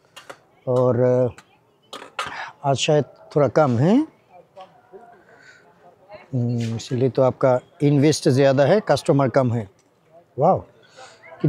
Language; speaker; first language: Hindi; non-native, learner; Bangla